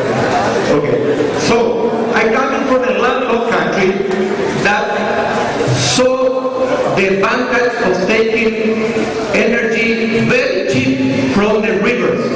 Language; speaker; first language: English; non-native, fluent; Spanish